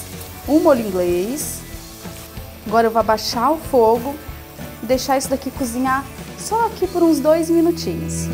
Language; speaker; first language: Portuguese; native; Portuguese